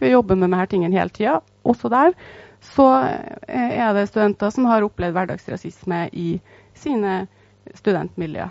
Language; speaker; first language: Norwegian; native; Norwegian